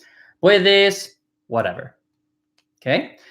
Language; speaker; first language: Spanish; non-native, fluent; English